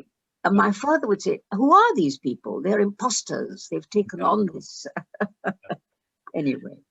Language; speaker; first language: English; early bilingual, other home language; Arabic